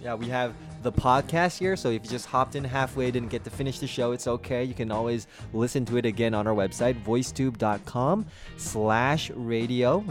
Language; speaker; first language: English; early bilingual, other home language; Chinese